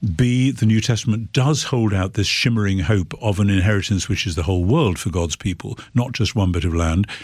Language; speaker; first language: English; native; English